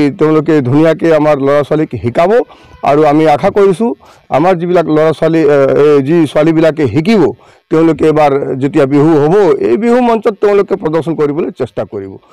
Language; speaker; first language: Assamese; non-native, local second language; Bhojpuri